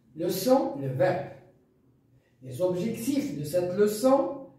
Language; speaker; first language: French; non-native, local second language; Arabic